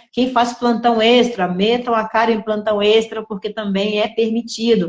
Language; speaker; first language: Portuguese; native; Portuguese